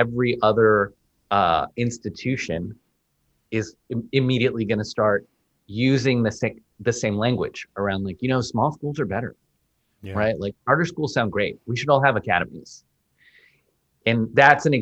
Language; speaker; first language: English; early bilingual, other home language; Spanish